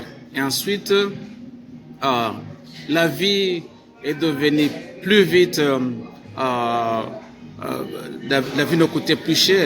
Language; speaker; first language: French; non-native, local second language; Kinyarwanda